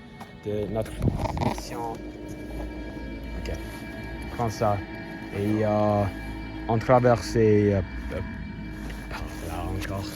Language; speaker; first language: French; non-native, learner; English